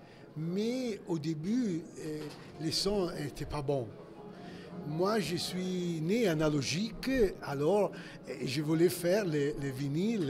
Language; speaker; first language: French; non-native, fluent; Italian